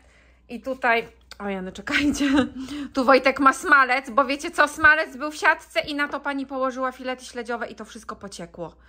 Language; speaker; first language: Polish; native; Polish